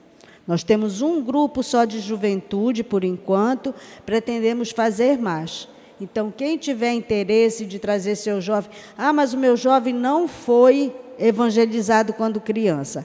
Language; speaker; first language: Portuguese; native; Portuguese